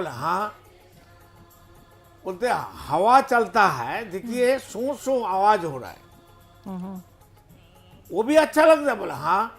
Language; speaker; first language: Hindi; non-native, local second language; Bangla